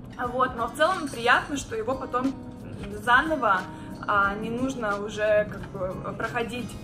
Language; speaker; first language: Russian; native; Russian